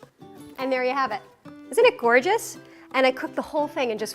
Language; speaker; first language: English; native; English